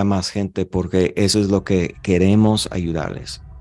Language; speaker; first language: Spanish; non-native, fluent; English